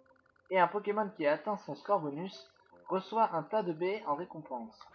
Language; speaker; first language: French; native; French